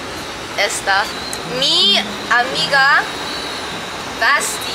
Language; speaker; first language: Spanish; non-native, learner; English